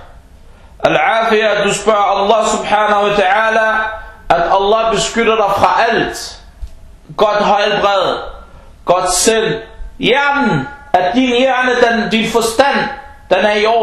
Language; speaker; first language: Danish; non-native, local second language; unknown